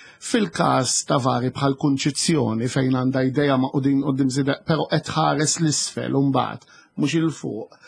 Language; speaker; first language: Maltese; native; Maltese